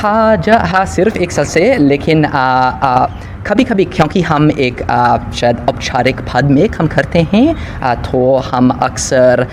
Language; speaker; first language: Hindi; non-native, learner; English